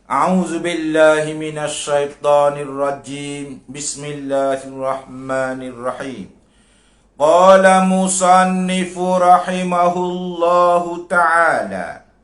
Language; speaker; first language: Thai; non-native, local second language; Malay